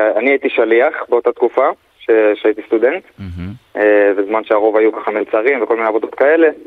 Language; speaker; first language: Hebrew; native; Hebrew